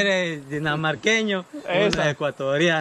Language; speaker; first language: Spanish; native; Spanish